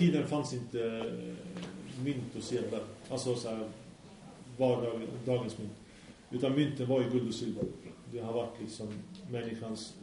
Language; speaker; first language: Swedish; early bilingual, other home language; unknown